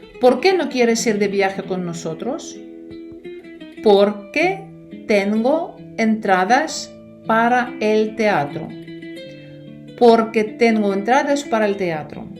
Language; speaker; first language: Spanish; non-native, fluent; Ukrainian